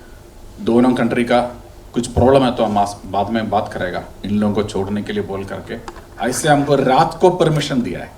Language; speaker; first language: Hindi; non-native, local second language; Malayalam